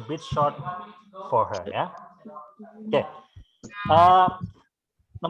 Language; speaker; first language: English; non-native, fluent; Indonesian